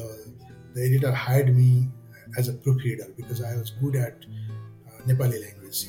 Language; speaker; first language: English; non-native, local second language; Nepali